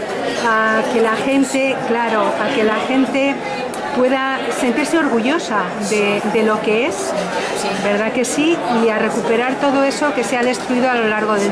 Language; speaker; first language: Spanish; native; Spanish